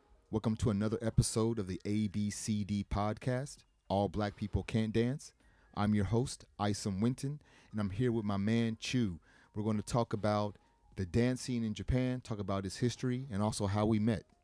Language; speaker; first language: English; native; English